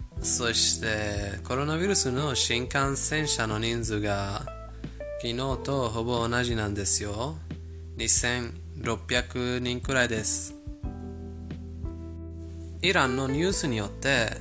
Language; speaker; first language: Japanese; non-native, fluent; Persian